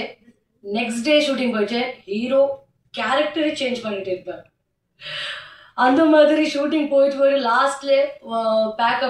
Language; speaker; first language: Tamil; non-native, learner; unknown